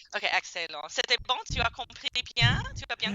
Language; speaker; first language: French; non-native, fluent; English